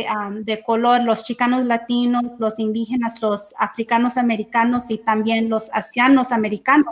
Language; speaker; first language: Spanish; early bilingual, heritage; English